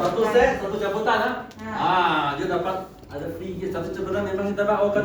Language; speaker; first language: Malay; non-native, local second language; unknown